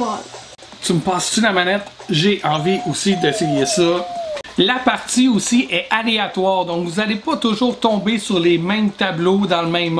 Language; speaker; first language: French; native; French